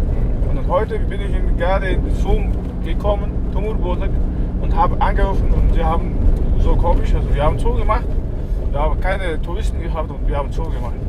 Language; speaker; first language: German; non-native, learner; Mongolian